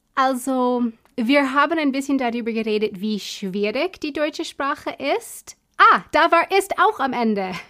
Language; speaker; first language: German; non-native, fluent; English